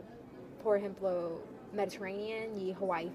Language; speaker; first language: Spanish; non-native, learner; English